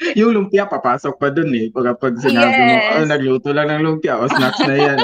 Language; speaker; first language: Filipino; non-native, local second language; Cebuano